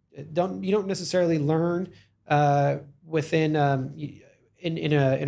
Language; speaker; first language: English; native; English